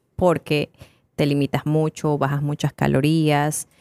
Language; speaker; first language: Spanish; native; Spanish